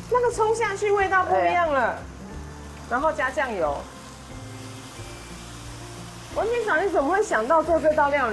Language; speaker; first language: Chinese; native; Chinese